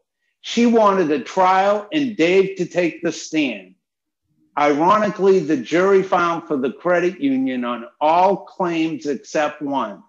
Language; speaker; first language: English; native; English